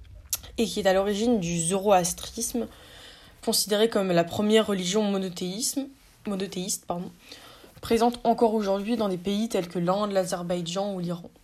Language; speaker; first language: French; native; French